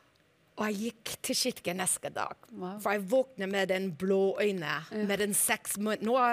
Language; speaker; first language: Norwegian; non-native, learner; English